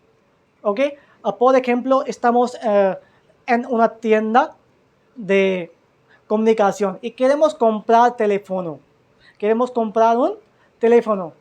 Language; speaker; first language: Spanish; non-native, learner; Hindi